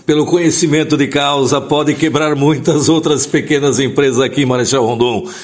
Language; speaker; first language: Portuguese; native; Portuguese